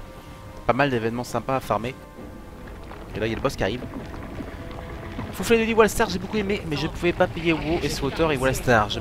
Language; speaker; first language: French; native; French